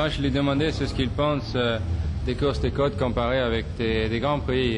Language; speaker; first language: French; non-native, fluent; Swedish